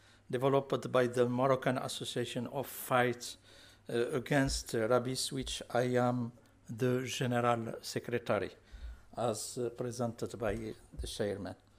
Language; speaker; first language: English; non-native, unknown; Arabic